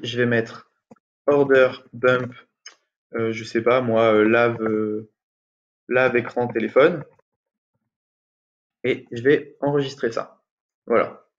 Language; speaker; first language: French; native; French